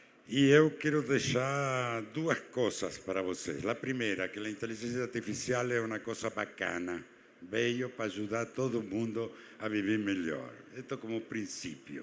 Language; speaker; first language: Portuguese; non-native, fluent; Spanish